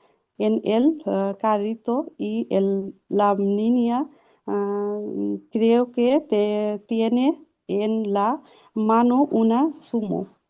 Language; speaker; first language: Spanish; non-native, learner; Urdu